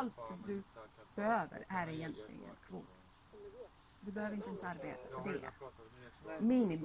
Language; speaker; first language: Swedish; non-native, fluent; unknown